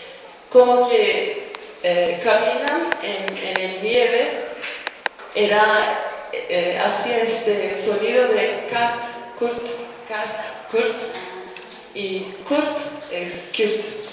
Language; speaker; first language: Spanish; non-native, fluent; Kurdish